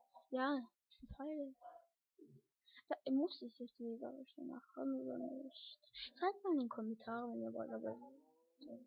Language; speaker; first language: German; early bilingual, other home language; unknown